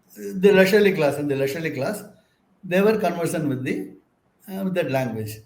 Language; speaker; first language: English; non-native, local second language; Tamil